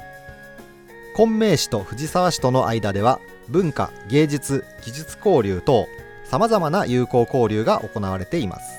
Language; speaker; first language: Japanese; native; Japanese